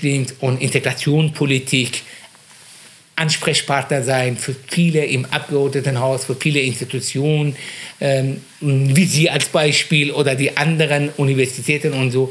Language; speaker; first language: German; non-native, fluent; Persian